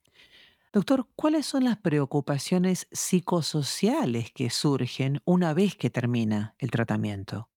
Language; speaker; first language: Spanish; native; Spanish